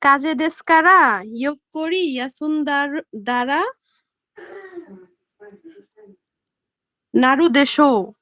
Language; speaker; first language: Japanese; non-native, learner; Bangla